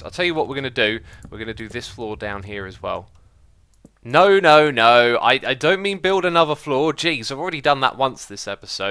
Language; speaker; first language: English; native; English